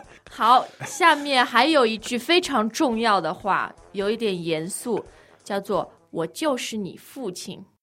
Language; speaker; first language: Chinese; native; Chinese